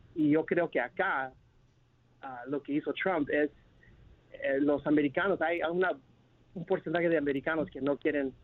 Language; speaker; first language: Spanish; early bilingual, heritage; Spanish